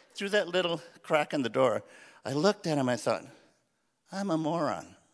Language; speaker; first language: English; early bilingual, other home language; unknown